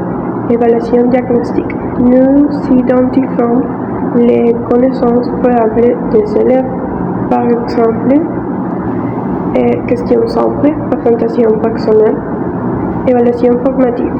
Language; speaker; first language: French; non-native, fluent; Spanish